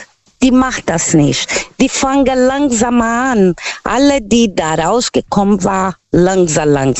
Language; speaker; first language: German; non-native, fluent; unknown